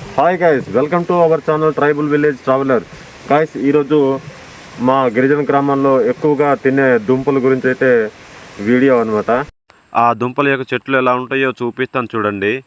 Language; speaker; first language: Telugu; non-native, local second language; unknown